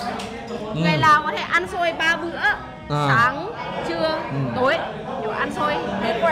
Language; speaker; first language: Vietnamese; non-native, fluent; Lao